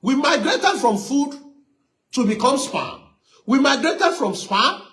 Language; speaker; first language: English; non-native, local second language; Yoruba